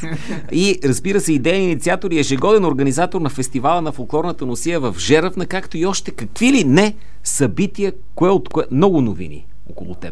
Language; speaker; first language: Bulgarian; native; Bulgarian